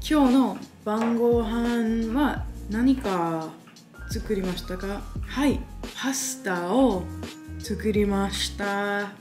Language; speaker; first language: Japanese; non-native, learner; English